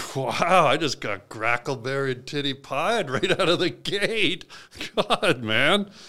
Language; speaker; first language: English; native; English